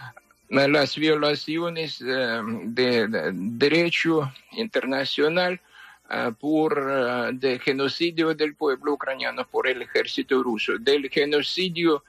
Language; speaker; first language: Spanish; non-native, fluent; Ukrainian